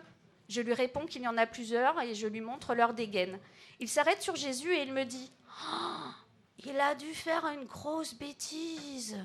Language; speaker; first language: French; native; French